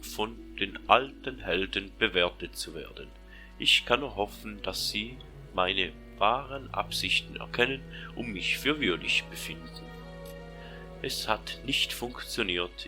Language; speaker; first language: German; native; German